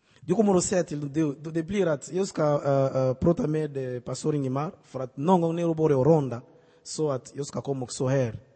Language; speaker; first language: Swedish; non-native, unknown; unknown